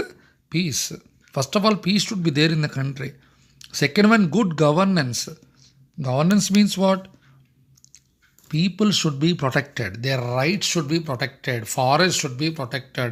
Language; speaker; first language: English; non-native, local second language; Telugu